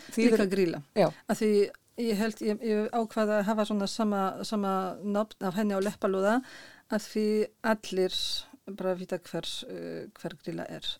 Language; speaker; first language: Icelandic; non-native, fluent; Polish